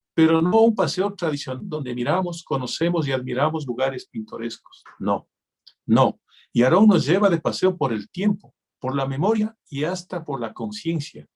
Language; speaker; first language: Spanish; native; Spanish